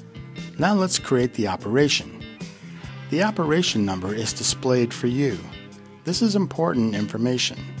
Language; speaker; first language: English; native; English